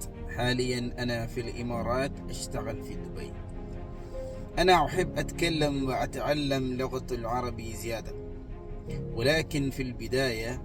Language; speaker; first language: Arabic; non-native, learner; Malayalam